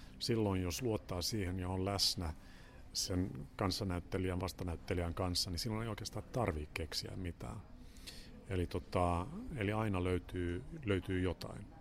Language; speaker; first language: Finnish; non-native, local second language; Swedish